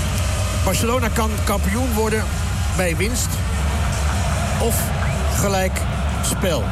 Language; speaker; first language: Dutch; native; Dutch